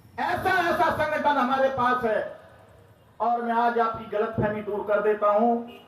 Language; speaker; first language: Hindi; native; Hindi